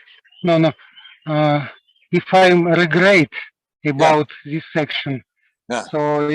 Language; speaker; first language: English; non-native, learner; Russian